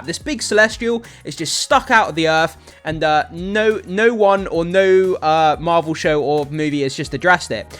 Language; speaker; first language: English; native; English